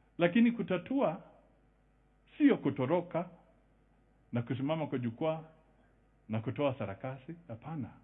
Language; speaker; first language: Swahili; non-native, local second language; Luyia